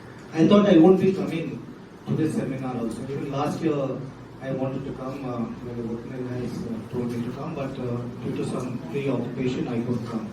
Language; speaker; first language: English; non-native, local second language; Telugu